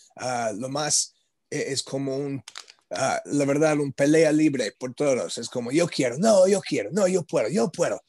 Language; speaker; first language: Spanish; non-native, learner; English